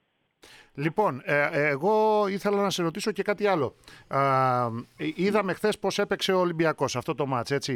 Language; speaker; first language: Greek; native; Greek